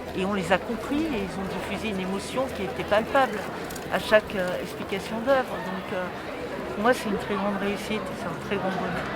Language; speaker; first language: French; native; French